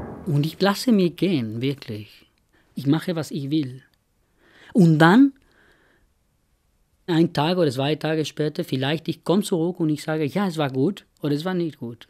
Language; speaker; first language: German; non-native, fluent; Spanish